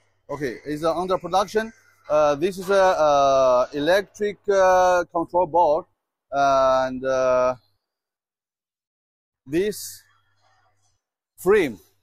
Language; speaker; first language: English; non-native, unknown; Chinese